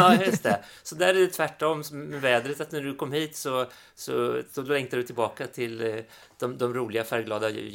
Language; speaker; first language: Swedish; native; Swedish